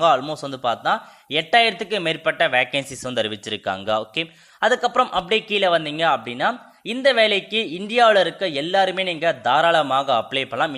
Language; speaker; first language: Tamil; native; Tamil